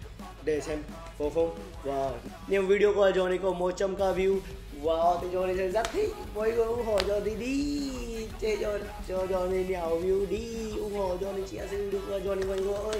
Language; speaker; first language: Vietnamese; non-native, learner; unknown